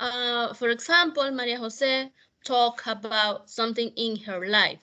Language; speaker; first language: English; non-native, fluent; Spanish